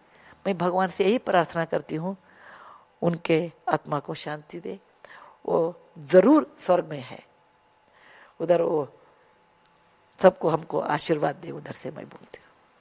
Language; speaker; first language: Hindi; non-native, local second language; Kannada